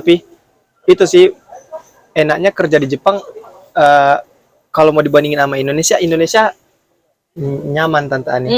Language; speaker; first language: Indonesian; native; Indonesian